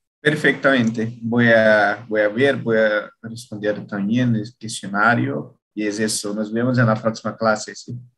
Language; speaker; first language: Spanish; non-native, learner; Portuguese